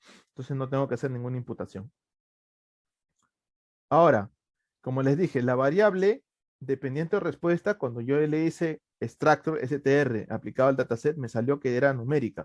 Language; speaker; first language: Spanish; native; Spanish